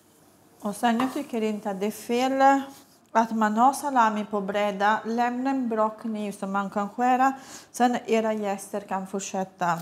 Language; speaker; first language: Swedish; non-native, fluent; Italian